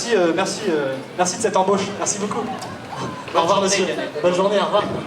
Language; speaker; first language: French; native; French